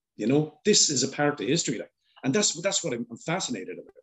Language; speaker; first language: English; native; English